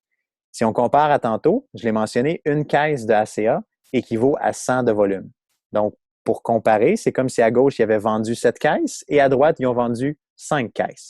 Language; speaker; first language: French; native; French